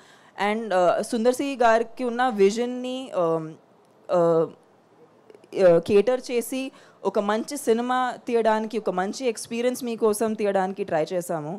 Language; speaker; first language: Telugu; non-native, fluent; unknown